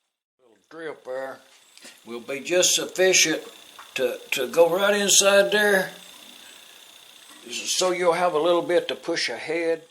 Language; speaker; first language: English; native; English